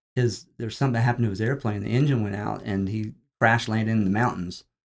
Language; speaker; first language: English; native; English